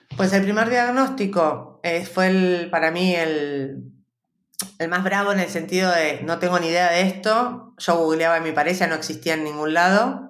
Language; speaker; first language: Spanish; native; Spanish